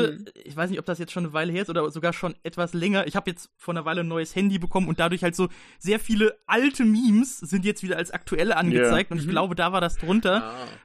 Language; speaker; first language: German; native; German